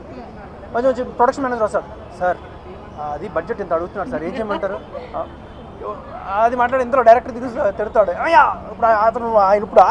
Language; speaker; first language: Telugu; native; Telugu